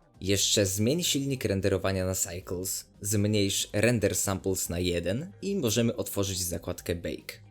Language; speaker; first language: Polish; native; Polish